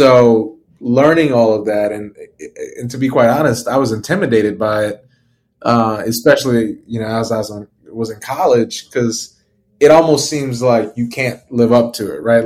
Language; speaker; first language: English; native; English